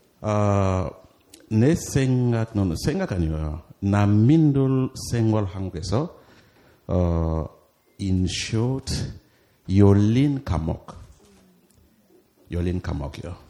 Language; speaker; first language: Korean; non-native, learner; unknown